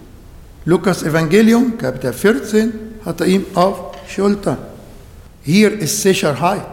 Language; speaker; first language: German; non-native, fluent; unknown